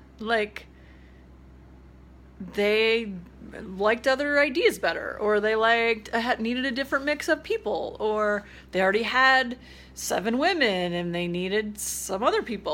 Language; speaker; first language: English; native; English